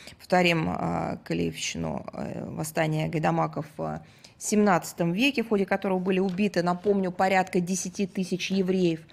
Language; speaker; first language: Russian; native; Russian